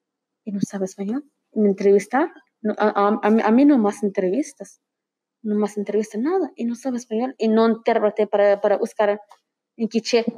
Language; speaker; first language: Spanish; non-native, local second language; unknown